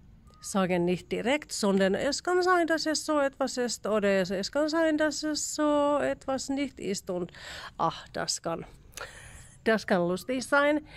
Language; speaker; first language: German; non-native, learner; Finnish